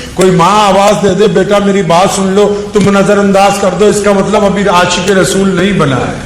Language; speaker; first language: Urdu; non-native, local second language; Punjabi